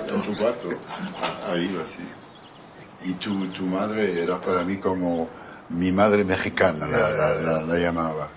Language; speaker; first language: Spanish; non-native, fluent; French